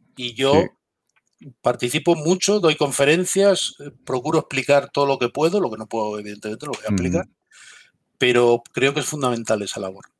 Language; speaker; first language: Spanish; native; Spanish